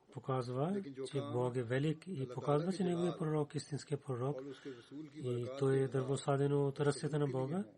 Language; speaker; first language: Bulgarian; non-native, learner; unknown